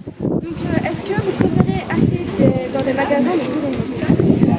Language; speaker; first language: French; native; French